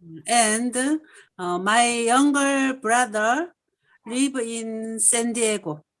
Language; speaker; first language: English; non-native, learner; Korean